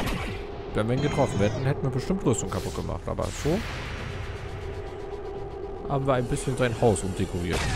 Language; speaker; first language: German; native; German